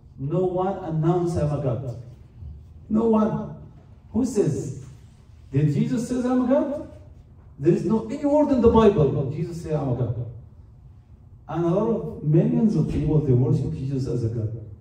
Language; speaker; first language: English; non-native, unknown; Arabic